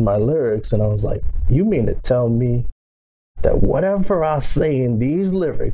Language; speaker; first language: English; non-native, local second language; Filipino